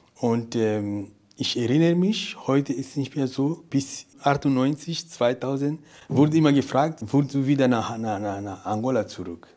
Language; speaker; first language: German; non-native, fluent; Portuguese